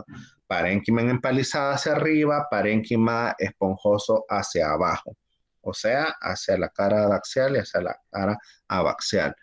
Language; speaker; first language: Spanish; native; Spanish